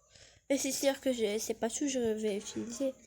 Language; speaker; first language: French; non-native, learner; Arabic